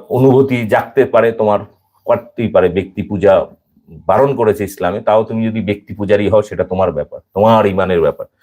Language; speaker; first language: Bangla; native; Bangla